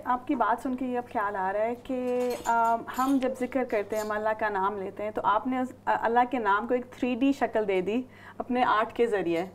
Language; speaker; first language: Urdu; native; Urdu